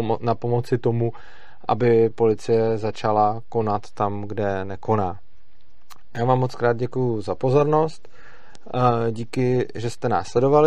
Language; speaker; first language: Czech; native; Czech